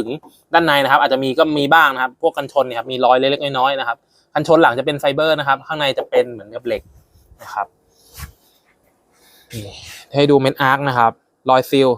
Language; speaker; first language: Thai; native; Thai